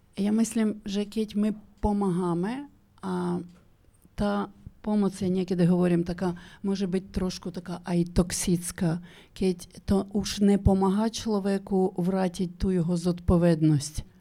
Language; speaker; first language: Slovak; non-native, learner; Ukrainian